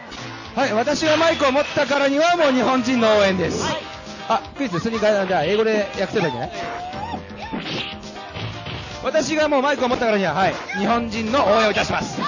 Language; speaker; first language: Japanese; native; Japanese